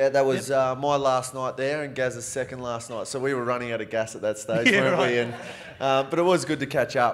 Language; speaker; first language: English; native; English